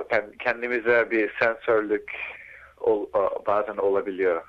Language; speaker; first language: Turkish; early bilingual, heritage; Turkish